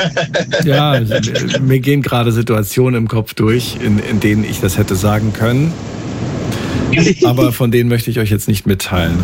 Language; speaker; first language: German; native; German